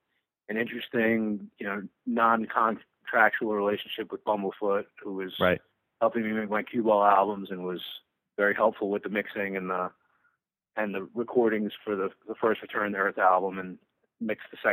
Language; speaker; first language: English; native; English